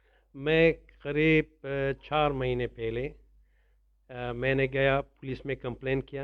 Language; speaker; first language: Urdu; non-native, learner; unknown